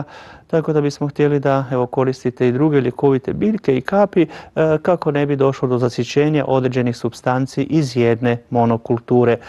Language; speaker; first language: Croatian; native; Croatian